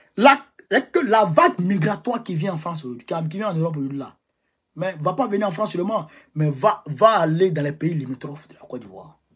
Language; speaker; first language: French; non-native, local second language; Bambara